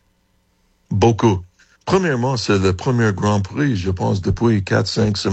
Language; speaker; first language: French; non-native, learner; English